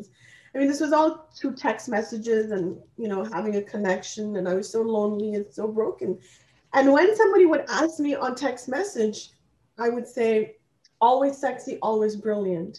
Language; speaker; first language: English; non-native, local second language; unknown